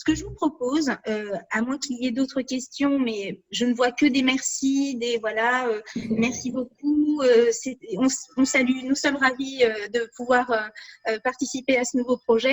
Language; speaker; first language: French; native; French